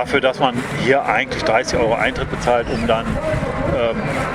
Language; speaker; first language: German; native; German